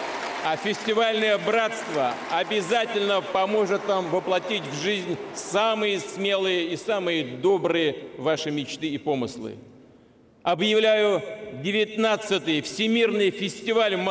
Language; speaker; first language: Russian; native; Russian